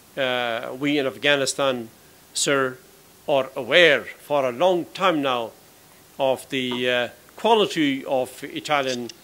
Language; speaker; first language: English; non-native, fluent; Pashto